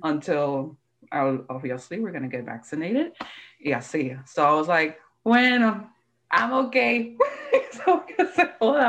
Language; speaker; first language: English; early bilingual, other home language; Spanish